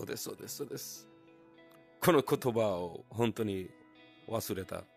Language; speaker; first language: Japanese; non-native, learner; English